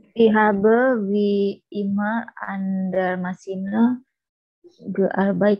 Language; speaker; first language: German; non-native, learner; Indonesian